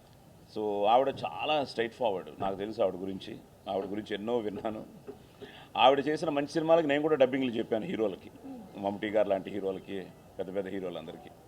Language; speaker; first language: Telugu; native; Telugu